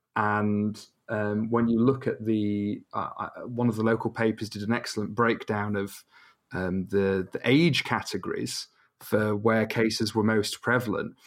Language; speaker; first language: English; native; English